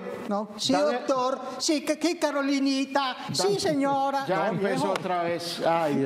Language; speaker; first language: Spanish; native; Spanish